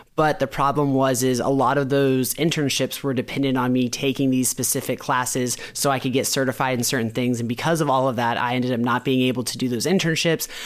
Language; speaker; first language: English; native; English